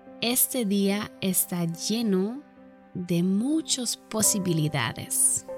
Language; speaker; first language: Spanish; non-native, fluent; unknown